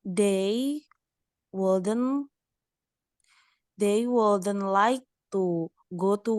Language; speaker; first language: English; non-native, learner; Indonesian